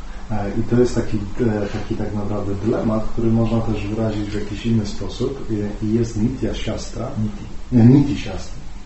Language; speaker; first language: Polish; native; Polish